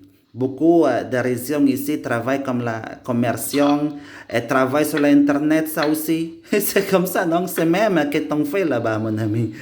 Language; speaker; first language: French; non-native, learner; Indonesian